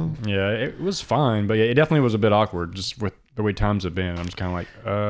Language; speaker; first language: English; native; English